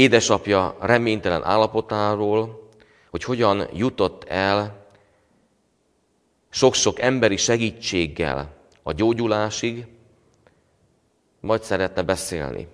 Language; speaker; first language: Hungarian; native; Hungarian